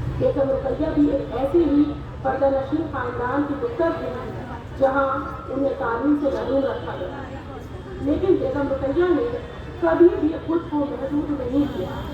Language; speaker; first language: Urdu; native; Urdu